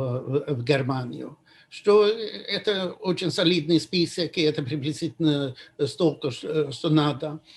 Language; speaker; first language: Russian; non-native, fluent; Swedish